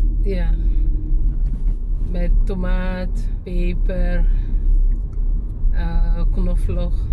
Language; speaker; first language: Dutch; non-native, local second language; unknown